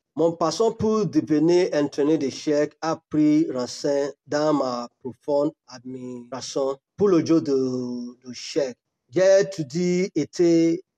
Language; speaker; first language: French; non-native, learner; Yoruba